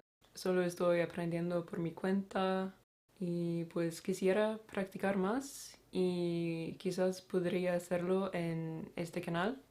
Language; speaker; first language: Spanish; non-native, fluent; Swedish